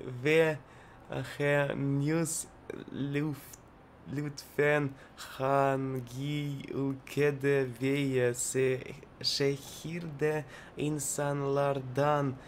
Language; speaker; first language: Turkish; non-native, learner; Russian